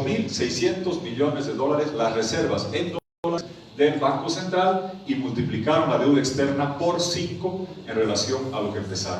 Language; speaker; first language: Spanish; native; Spanish